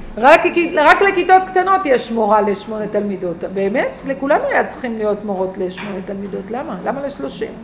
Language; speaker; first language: Hebrew; native; Hebrew